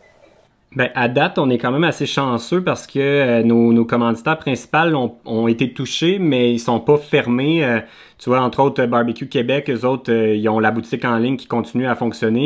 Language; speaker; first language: French; native; French